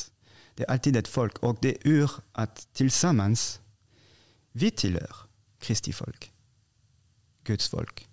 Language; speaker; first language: Swedish; non-native, fluent; French